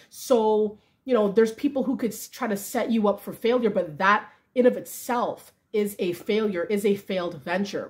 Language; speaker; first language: English; native; English